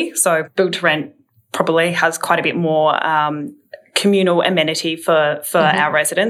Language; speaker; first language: English; native; English